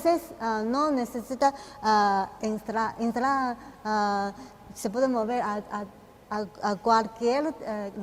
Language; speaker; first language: Spanish; non-native, learner; Chinese